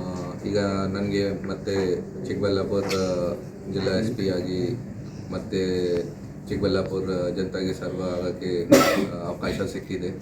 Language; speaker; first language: Kannada; non-native, fluent; Hindi